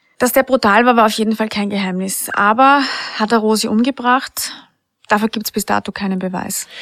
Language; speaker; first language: German; native; German